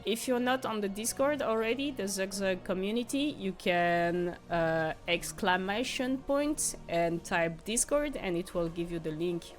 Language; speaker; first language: English; non-native, fluent; French